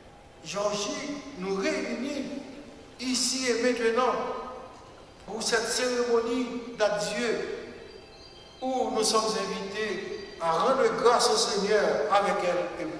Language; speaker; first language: French; non-native, local second language; Haitian Creole